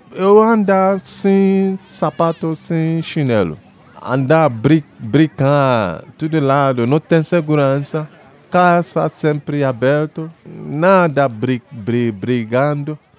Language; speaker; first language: Portuguese; non-native, learner; Igbo